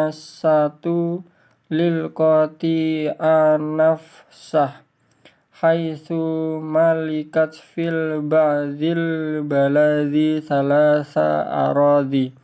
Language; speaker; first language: Arabic; non-native, learner; Indonesian